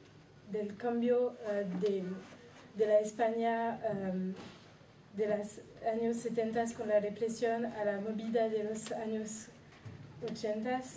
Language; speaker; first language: Spanish; non-native, learner; French